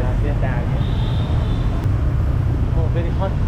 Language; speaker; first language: English; non-native, learner; Korean